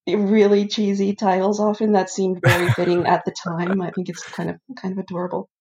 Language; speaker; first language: English; early bilingual, other home language; Icelandic